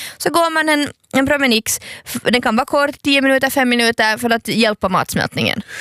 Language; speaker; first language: Swedish; non-native, fluent; German